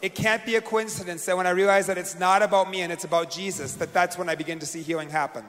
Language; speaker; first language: English; native; English